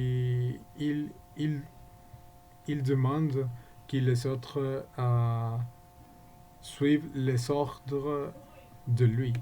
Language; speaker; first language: French; non-native, learner; Spanish